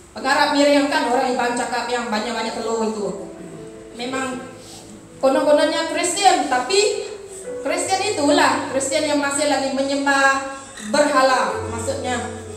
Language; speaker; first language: Malay; non-native, local second language; Iban